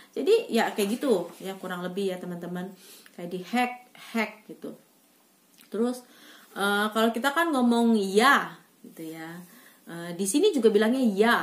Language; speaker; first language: Indonesian; native; Indonesian